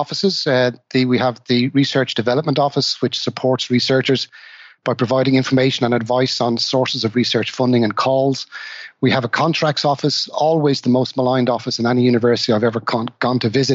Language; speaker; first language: English; native; English